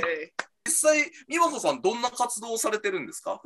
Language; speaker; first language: Japanese; native; Japanese